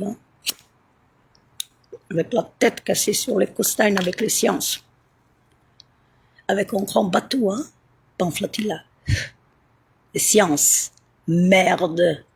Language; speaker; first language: French; non-native, learner; Italian